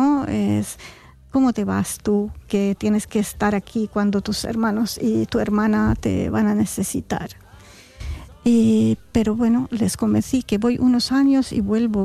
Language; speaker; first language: Spanish; non-native, fluent; Arabic